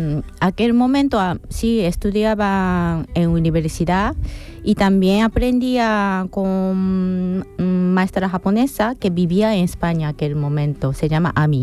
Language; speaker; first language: Spanish; non-native, fluent; Japanese